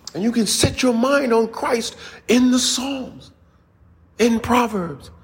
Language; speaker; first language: English; native; English